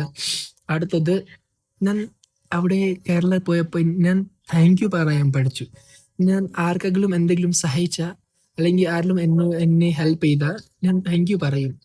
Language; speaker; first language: Malayalam; non-native, fluent; Kashmiri